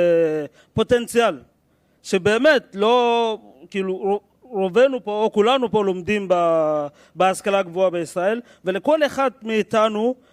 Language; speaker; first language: Hebrew; non-native, fluent; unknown